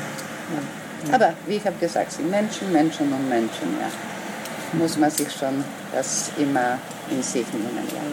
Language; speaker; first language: German; non-native, learner; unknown